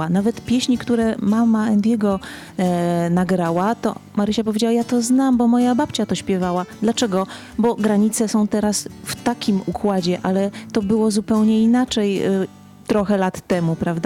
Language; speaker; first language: Polish; native; Polish